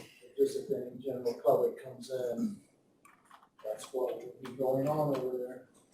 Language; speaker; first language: English; native; English